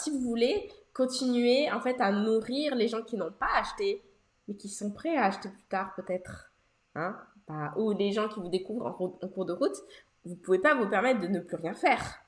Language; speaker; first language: French; native; French